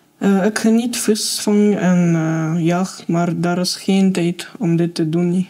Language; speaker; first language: Dutch; non-native, learner; Russian